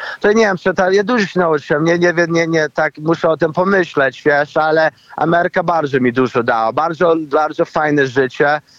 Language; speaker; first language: Polish; early bilingual, heritage; Polish